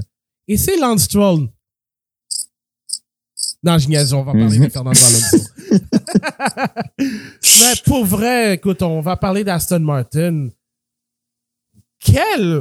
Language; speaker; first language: French; native; French